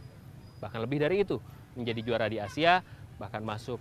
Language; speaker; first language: Indonesian; native; Indonesian